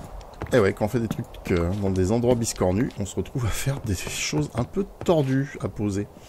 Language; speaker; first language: French; native; French